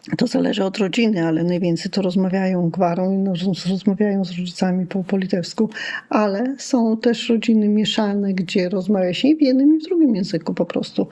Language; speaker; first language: Polish; non-native, local second language; Lithuanian